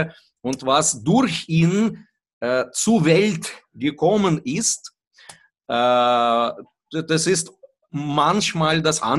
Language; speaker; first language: German; non-native, fluent; Russian